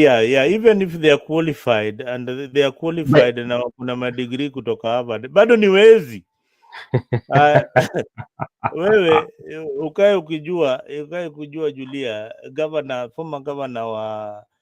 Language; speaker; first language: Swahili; non-native, local second language; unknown